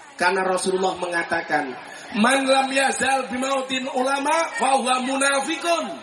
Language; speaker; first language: Indonesian; non-native, local second language; Javanese